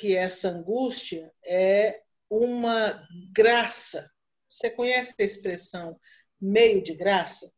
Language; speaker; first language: Portuguese; native; Portuguese